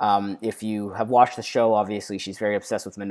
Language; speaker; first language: English; native; English